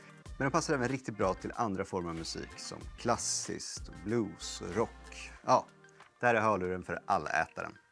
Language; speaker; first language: Swedish; native; Swedish